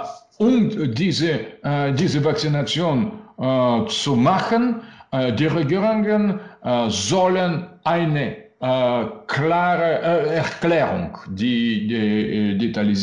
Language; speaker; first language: German; non-native, learner; Russian